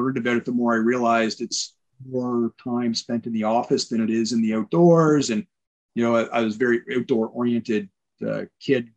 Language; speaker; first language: English; native; English